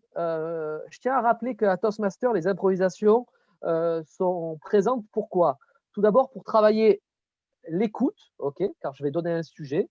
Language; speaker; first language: French; native; French